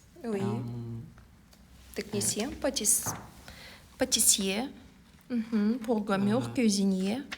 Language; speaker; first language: French; non-native, fluent; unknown